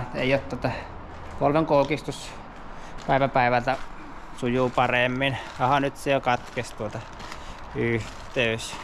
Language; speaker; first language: Finnish; native; Finnish